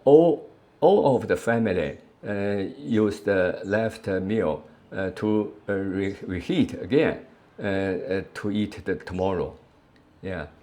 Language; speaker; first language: English; non-native, learner; Chinese